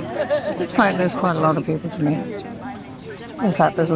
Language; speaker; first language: English; native; English